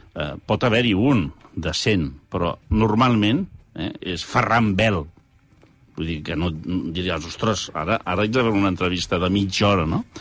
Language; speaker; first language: Catalan; early bilingual, heritage; Catalan